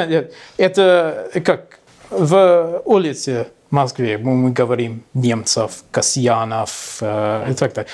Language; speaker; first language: Russian; non-native, learner; English